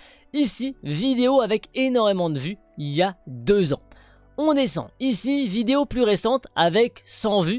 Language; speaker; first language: French; native; French